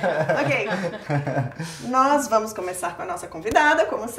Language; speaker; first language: Portuguese; native; Portuguese